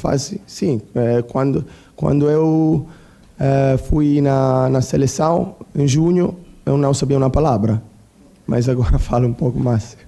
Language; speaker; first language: Portuguese; non-native, learner; Italian